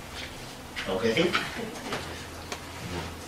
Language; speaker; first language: Spanish; native; Spanish